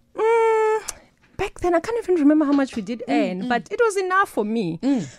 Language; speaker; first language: English; non-native, local second language; Northern Sotho